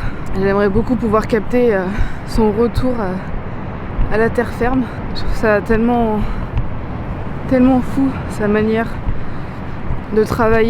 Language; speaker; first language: French; native; French